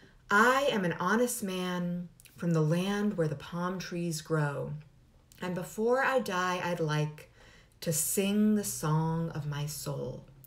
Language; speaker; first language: English; early bilingual, other home language; Spanish